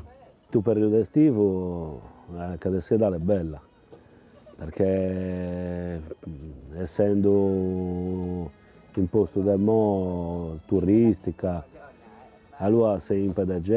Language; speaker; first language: Italian; non-native, local second language; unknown